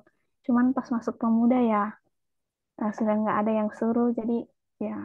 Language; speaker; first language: Indonesian; native; Indonesian